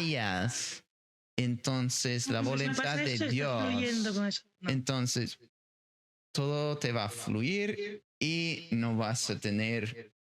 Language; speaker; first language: Spanish; non-native, fluent; English